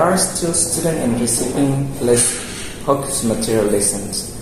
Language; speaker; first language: English; non-native, local second language; Indonesian